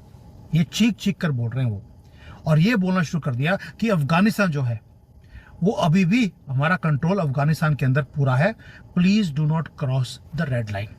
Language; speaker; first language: Hindi; native; Hindi